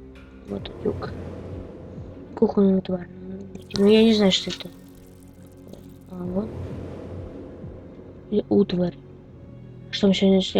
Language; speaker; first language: Russian; native; Russian